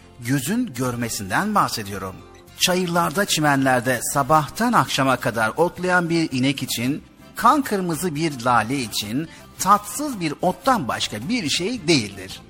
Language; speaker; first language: Turkish; native; Turkish